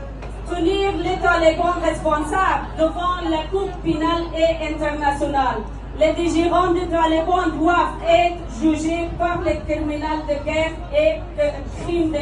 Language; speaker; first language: French; non-native, fluent; Persian